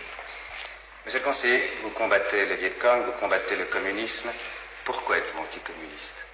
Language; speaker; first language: French; native; French